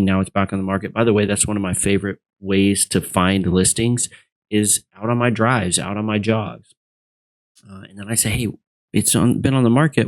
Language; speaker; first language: English; native; English